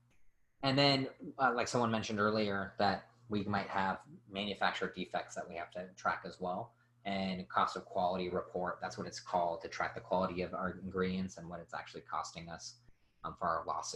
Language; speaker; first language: English; native; English